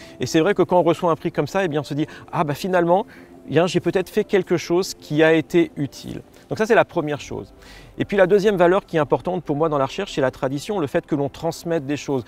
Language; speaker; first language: French; native; French